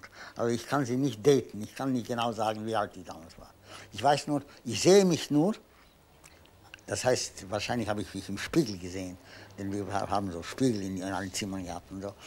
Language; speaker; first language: German; non-native, fluent; Polish